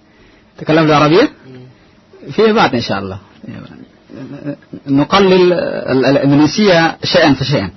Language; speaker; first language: Arabic; non-native, fluent; Indonesian